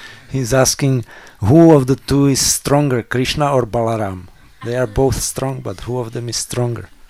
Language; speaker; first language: English; non-native, fluent; Czech